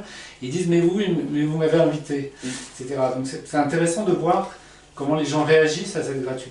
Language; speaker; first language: French; native; French